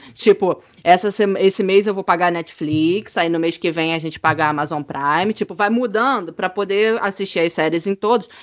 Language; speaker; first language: Portuguese; native; Portuguese